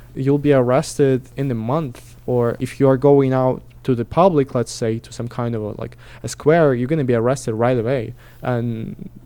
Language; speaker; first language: English; non-native, fluent; Russian